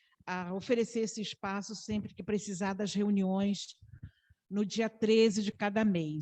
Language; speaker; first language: Portuguese; native; Portuguese